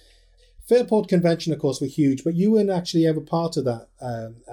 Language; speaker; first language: English; native; English